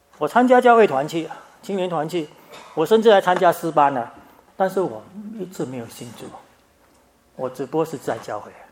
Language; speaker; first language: Chinese; native; Chinese